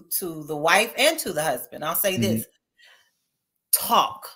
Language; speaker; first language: English; native; English